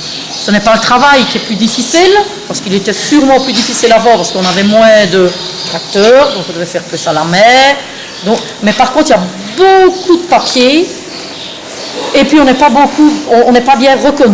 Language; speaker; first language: French; native; French